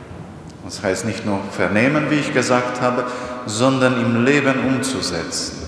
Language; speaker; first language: German; non-native, fluent; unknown